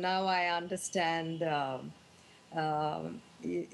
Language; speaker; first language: English; non-native, local second language; Tamil